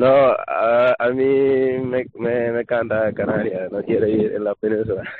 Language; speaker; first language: Spanish; non-native, learner; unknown